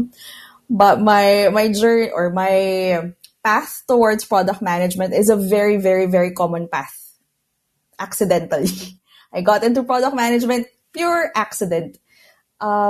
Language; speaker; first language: English; non-native, local second language; Filipino